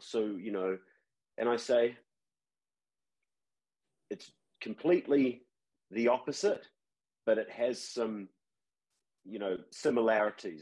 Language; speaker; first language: English; native; English